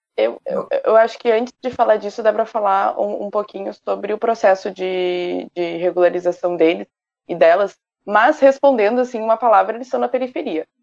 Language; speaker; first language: Portuguese; native; Portuguese